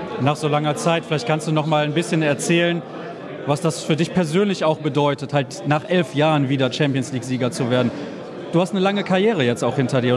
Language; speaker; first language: German; native; German